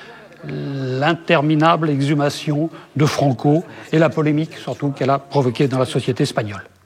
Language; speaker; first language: French; native; French